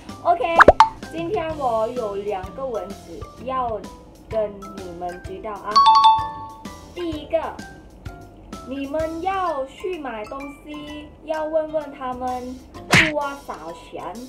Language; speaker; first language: Chinese; non-native, learner; Thai